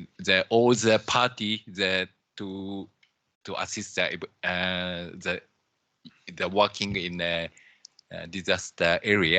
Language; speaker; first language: English; non-native, learner; Japanese